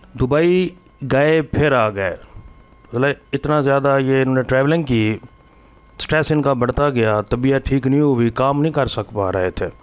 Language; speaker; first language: Urdu; non-native, local second language; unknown